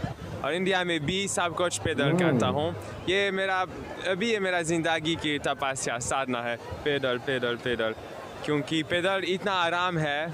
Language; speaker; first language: Hindi; non-native, learner; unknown